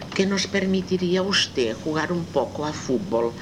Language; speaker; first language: Spanish; non-native, local second language; Catalan